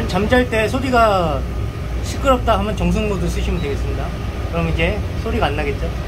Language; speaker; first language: Korean; native; Korean